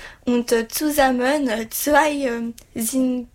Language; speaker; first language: German; non-native, learner; French